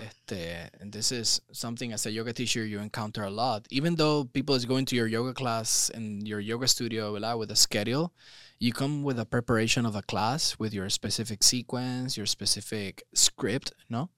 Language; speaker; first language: English; non-native, local second language; Spanish